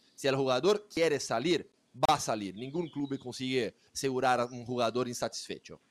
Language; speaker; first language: Spanish; non-native, fluent; Portuguese